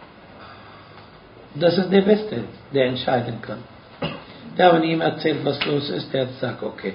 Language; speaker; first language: German; non-native, fluent; Arabic